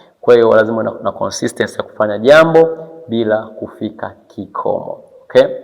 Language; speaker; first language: Swahili; native; Swahili